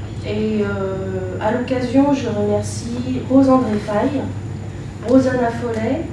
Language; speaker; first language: French; native; French